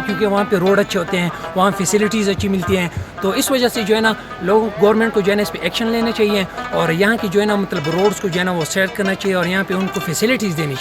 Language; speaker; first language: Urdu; non-native, local second language; Pashto